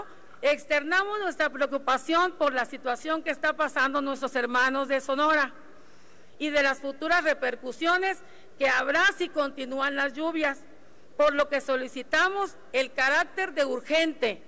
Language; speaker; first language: Spanish; native; Spanish